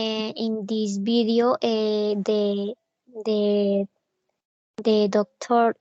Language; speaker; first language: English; non-native, learner; Spanish